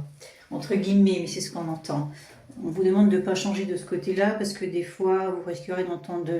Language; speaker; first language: French; native; French